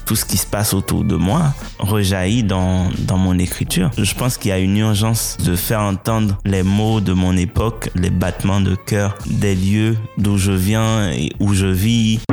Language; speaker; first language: French; non-native, local second language; Haitian Creole